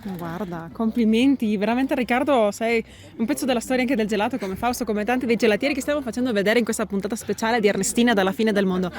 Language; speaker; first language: Italian; early bilingual, heritage; Italian